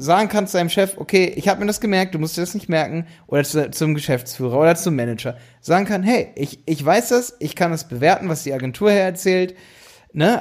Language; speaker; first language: German; native; German